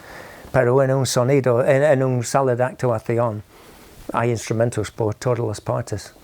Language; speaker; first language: Spanish; non-native, fluent; English